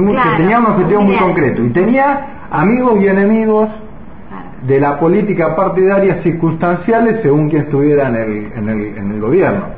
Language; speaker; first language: Spanish; native; Spanish